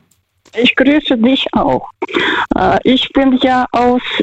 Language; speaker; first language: German; non-native, fluent; Russian